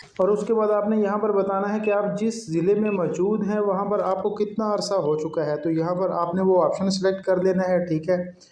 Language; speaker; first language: Urdu; non-native, local second language; Punjabi